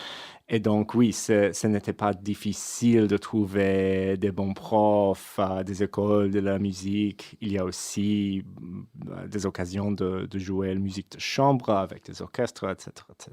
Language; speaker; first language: French; non-native, fluent; English